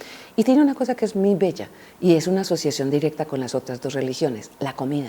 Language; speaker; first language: Spanish; native; Spanish